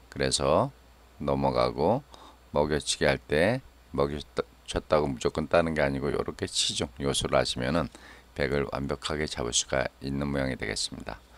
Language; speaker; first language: Korean; native; Korean